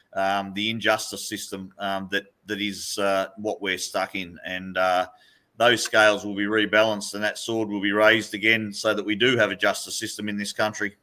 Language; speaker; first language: English; native; English